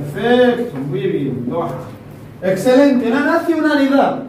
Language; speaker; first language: Spanish; non-native, fluent; Arabic